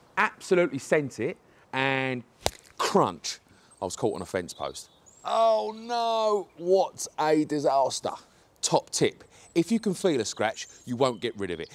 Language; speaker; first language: English; native; English